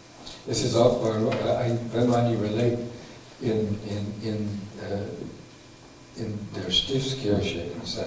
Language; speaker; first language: German; non-native, fluent; English